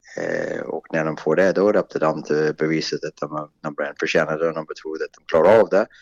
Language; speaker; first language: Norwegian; non-native, fluent; Swedish